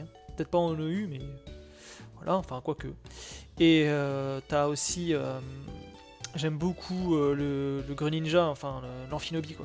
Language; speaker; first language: French; native; French